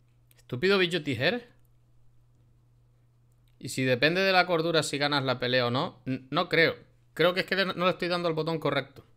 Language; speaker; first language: Spanish; native; Spanish